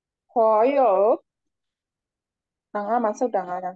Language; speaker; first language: Chinese; non-native, learner; Burmese